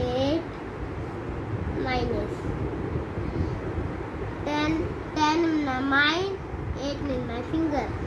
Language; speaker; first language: English; non-native, learner; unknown